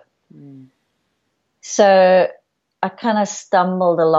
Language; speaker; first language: English; native; English